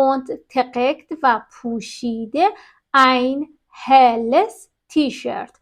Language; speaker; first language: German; non-native, fluent; Persian